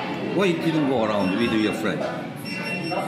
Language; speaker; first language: English; non-native, learner; Korean